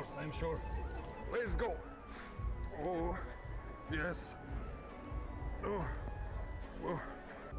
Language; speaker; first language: English; non-native, learner; Russian